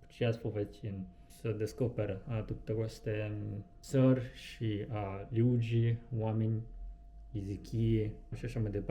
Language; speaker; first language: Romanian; non-native, learner; Japanese